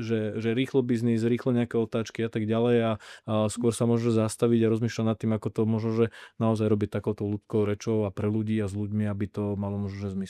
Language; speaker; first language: Slovak; native; Slovak